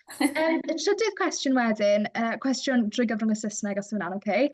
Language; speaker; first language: Welsh; native; Welsh